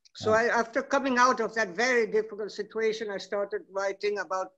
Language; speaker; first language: English; non-native, fluent; Spanish